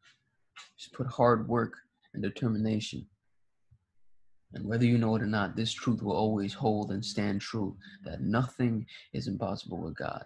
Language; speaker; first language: English; early bilingual, other home language; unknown